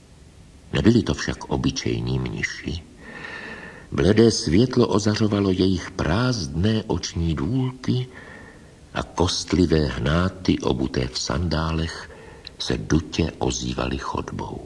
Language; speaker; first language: Czech; native; Czech